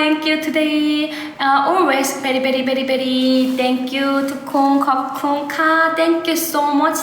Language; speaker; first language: English; non-native, learner; Thai